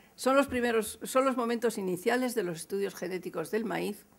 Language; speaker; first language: Spanish; native; Spanish